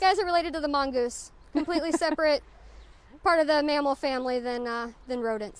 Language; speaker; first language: English; native; English